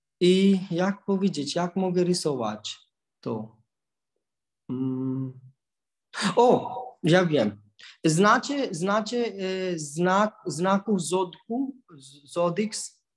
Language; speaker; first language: Polish; non-native, learner; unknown